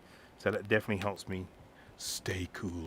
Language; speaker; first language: English; native; English